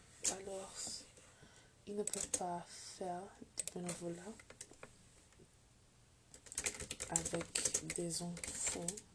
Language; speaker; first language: French; non-native, learner; English